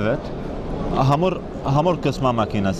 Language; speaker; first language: Turkish; non-native, learner; Arabic